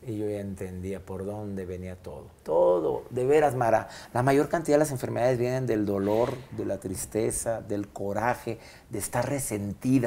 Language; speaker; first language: Spanish; native; Spanish